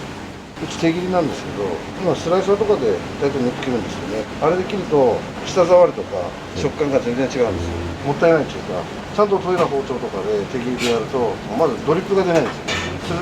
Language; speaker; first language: Japanese; native; Japanese